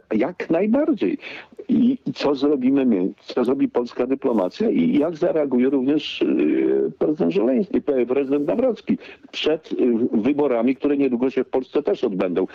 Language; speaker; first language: Polish; native; Polish